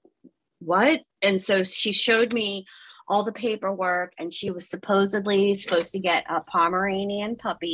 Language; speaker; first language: English; native; English